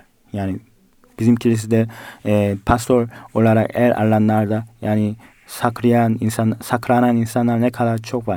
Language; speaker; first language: Turkish; non-native, fluent; Korean